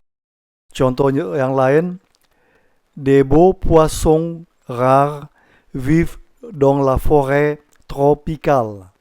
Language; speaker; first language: French; non-native, fluent; Indonesian